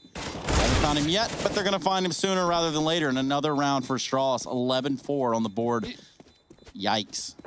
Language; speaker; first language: English; native; English